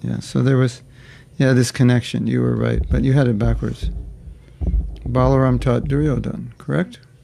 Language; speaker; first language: English; native; English